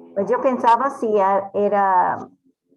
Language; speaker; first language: Spanish; non-native, fluent; English